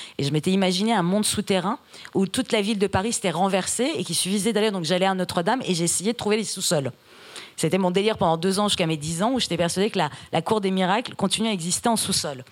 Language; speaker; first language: French; early bilingual, other home language; Persian